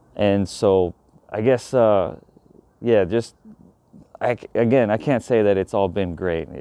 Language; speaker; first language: English; native; English